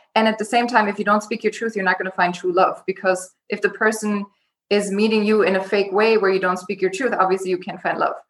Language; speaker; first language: English; non-native, fluent; German